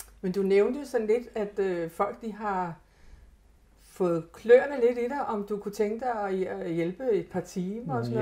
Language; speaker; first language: Danish; native; Danish